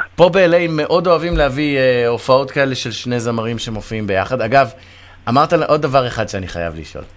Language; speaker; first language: Hebrew; native; Hebrew